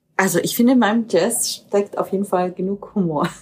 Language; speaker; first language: German; native; German